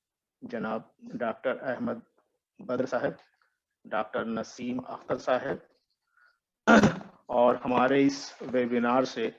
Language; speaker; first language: Urdu; native; Urdu